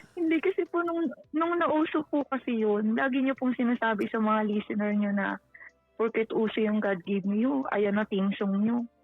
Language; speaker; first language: Filipino; native; Filipino